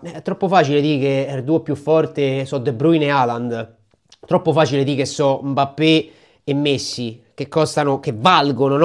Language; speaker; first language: Italian; native; Italian